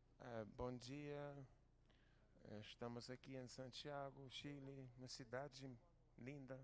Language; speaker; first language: Portuguese; non-native, fluent; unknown